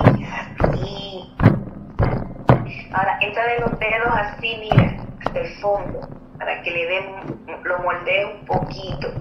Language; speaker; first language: Spanish; native; Spanish